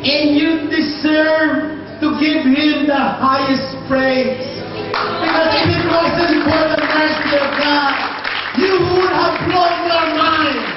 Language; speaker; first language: English; non-native, local second language; Filipino